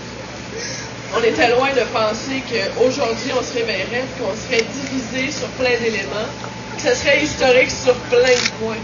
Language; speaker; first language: French; native; French